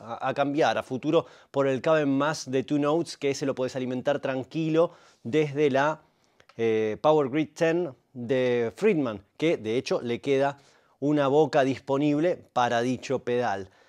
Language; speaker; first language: Spanish; native; Spanish